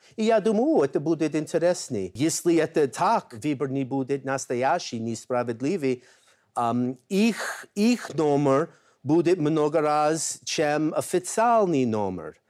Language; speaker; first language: Russian; non-native, learner; English